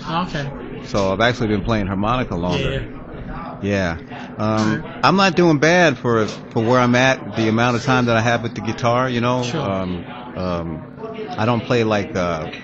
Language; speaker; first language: English; native; English